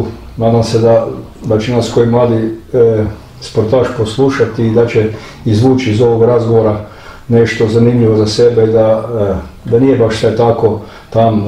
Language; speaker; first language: Croatian; native; Croatian